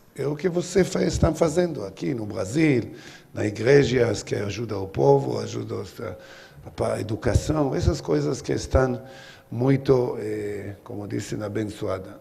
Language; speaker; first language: Portuguese; non-native, learner; Hebrew